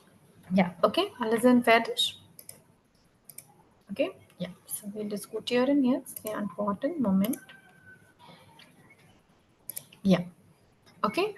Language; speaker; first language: German; non-native, learner; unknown